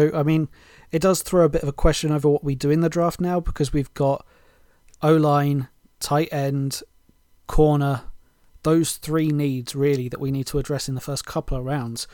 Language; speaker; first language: English; native; English